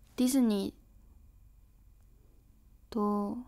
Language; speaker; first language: Japanese; native; Japanese